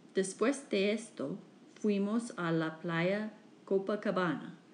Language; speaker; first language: Spanish; non-native, fluent; English